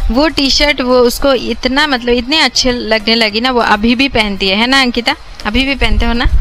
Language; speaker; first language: Hindi; non-native, local second language; Bangla